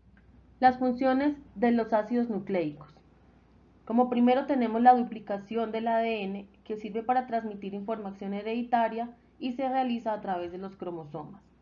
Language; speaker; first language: Spanish; native; Spanish